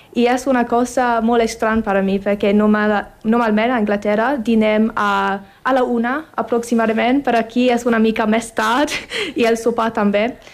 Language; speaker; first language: Catalan; non-native, learner; English